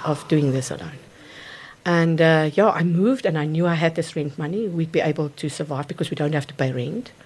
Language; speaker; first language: English; non-native, local second language; Afrikaans